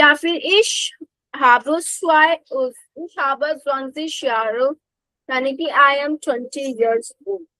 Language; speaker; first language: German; non-native, fluent; Hindi